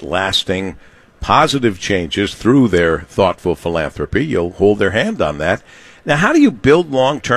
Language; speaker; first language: English; native; English